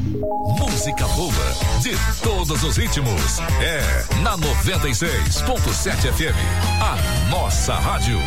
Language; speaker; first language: Portuguese; native; Portuguese